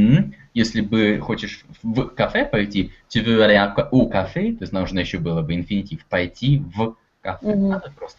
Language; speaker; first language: Russian; native; Russian